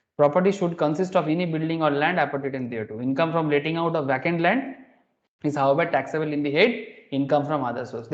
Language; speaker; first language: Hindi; non-native, local second language; Bangla